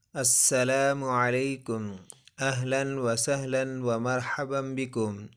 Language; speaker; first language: Arabic; non-native, fluent; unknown